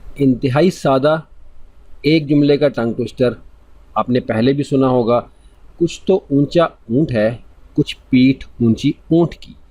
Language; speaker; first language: Urdu; native; Urdu